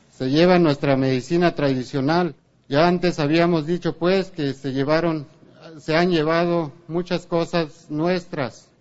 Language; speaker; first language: Spanish; native; Spanish